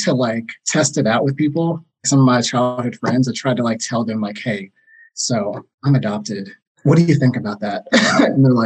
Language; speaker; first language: English; native; English